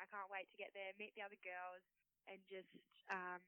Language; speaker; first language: English; native; English